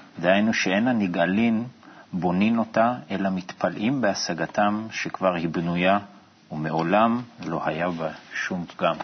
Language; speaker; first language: Hebrew; native; Hebrew